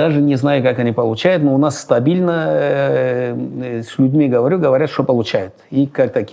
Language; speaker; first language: Russian; non-native, local second language; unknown